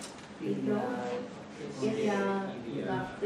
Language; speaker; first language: French; non-native, learner; English